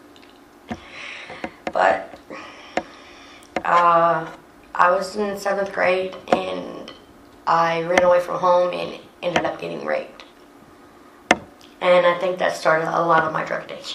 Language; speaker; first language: English; native; English